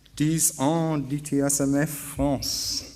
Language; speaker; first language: French; non-native, learner; English